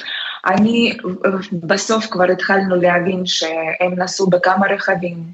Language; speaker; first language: Hebrew; non-native, fluent; Russian